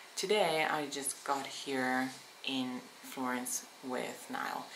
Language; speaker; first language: English; non-native, fluent; Italian